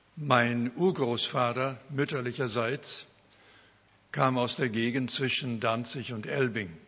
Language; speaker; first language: German; early bilingual, heritage; German